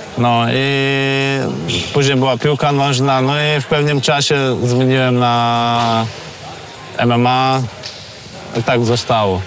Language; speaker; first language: Polish; early bilingual, other home language; Chechen